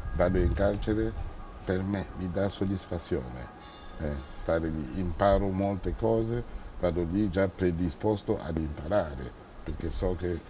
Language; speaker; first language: Italian; non-native, fluent; French